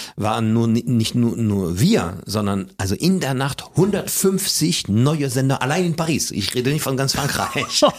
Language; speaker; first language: German; non-native, fluent; French